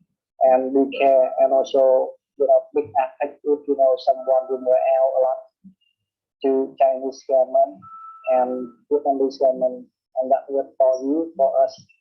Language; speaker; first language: English; non-native, learner; Vietnamese